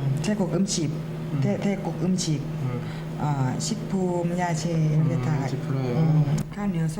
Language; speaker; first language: Korean; non-native, learner; Thai